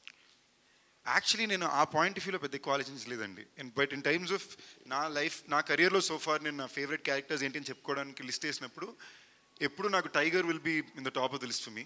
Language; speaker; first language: Telugu; native; Telugu